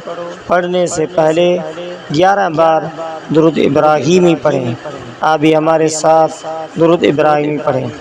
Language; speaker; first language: Urdu; native; Urdu